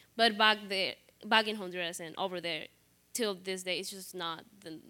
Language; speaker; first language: English; non-native, fluent; Spanish